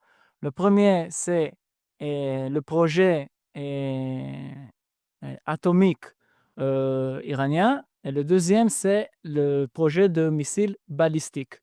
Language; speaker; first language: French; non-native, fluent; Hebrew